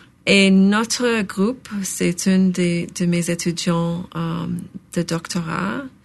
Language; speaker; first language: French; non-native, local second language; English